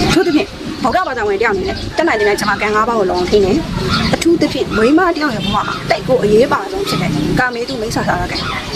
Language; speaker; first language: Burmese; native; Burmese